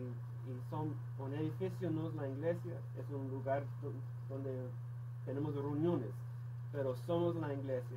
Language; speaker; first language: Spanish; non-native, fluent; English